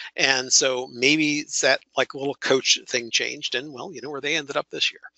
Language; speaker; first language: English; native; English